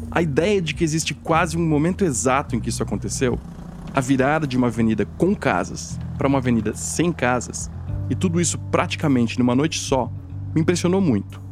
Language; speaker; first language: Portuguese; native; Portuguese